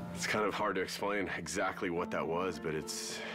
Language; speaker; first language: English; native; English